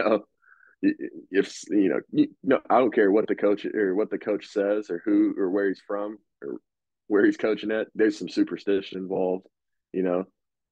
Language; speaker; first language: English; native; English